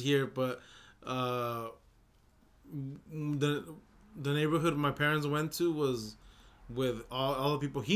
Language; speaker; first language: English; early bilingual, other home language; Spanish